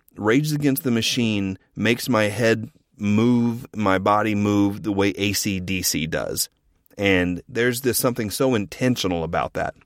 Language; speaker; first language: English; native; English